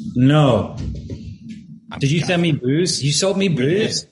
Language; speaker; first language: English; native; English